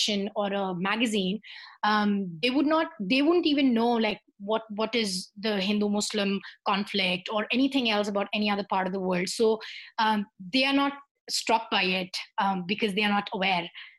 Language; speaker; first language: English; non-native, local second language; Hindi